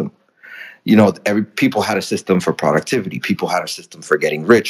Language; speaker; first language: English; early bilingual, other home language; Spanish